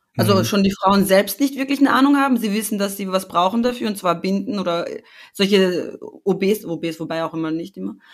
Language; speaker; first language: German; early bilingual, other home language; Albanian